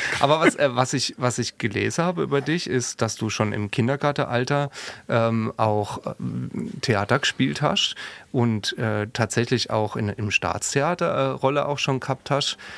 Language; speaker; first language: German; native; German